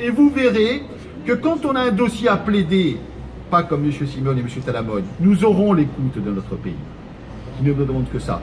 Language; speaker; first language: French; native; French